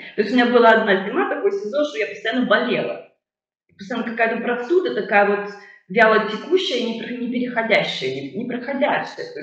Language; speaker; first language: Russian; native; Russian